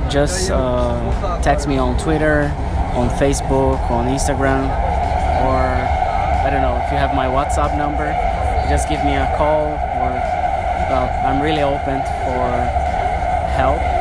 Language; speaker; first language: English; non-native, fluent; Portuguese